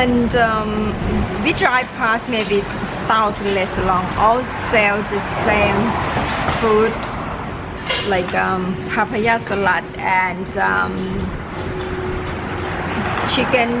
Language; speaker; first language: English; non-native, learner; Thai